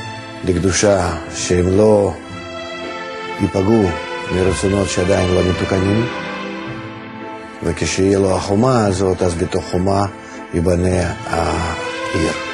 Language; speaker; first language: Hebrew; non-native, fluent; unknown